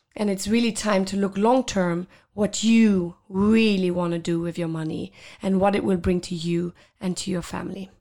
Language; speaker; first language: English; non-native, fluent; Luxembourgish